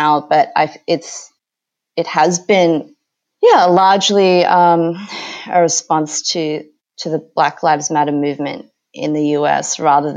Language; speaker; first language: English; native; English